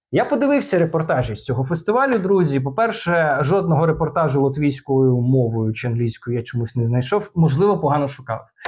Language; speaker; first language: Ukrainian; non-native, local second language; Russian